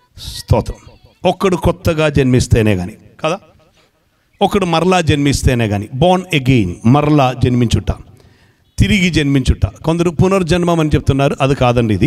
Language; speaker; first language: Telugu; non-native, fluent; Malayalam